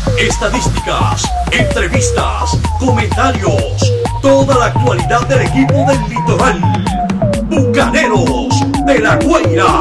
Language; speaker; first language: Spanish; native; Spanish